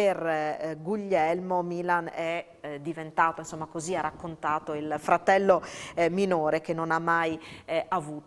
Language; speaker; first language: Italian; native; Italian